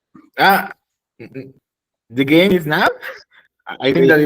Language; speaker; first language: English; non-native, learner; Spanish